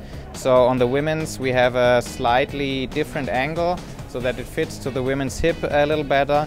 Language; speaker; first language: English; non-native, fluent; German